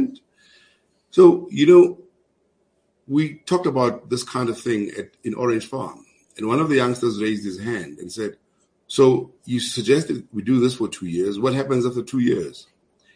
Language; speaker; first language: English; non-native, local second language; Zulu